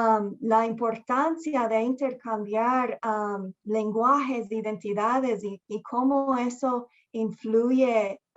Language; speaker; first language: Spanish; early bilingual, heritage; Spanish